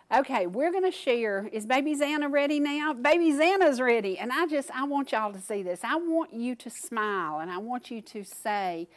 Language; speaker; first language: English; native; English